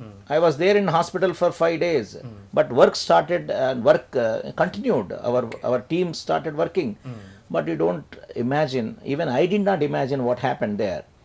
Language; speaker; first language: English; non-native, local second language; Telugu